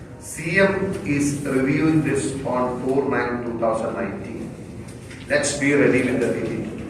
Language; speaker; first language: English; non-native, local second language; Malayalam